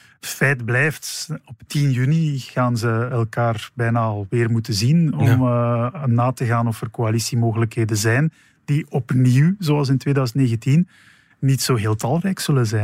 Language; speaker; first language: Dutch; native; Dutch